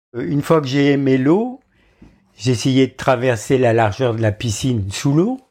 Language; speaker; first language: French; native; French